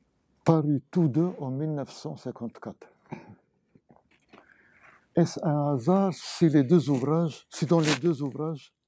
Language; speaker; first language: French; non-native, local second language; Arabic